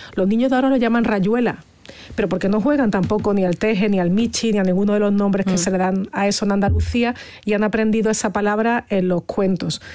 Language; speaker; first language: Spanish; native; Spanish